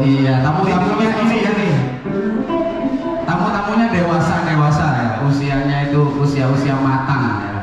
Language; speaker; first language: Indonesian; native; Indonesian